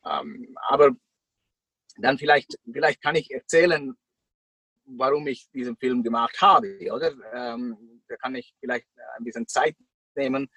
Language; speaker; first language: German; non-native, fluent; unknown